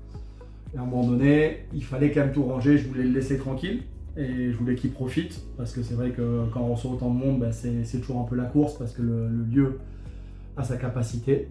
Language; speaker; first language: French; native; French